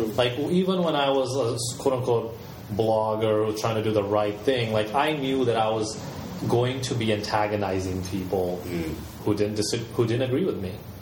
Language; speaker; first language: English; native; English